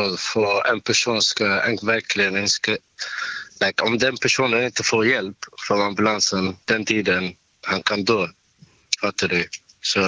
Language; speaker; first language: Swedish; non-native, fluent; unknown